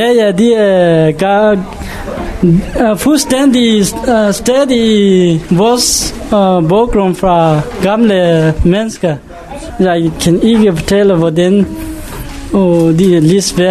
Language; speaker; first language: Danish; non-native, learner; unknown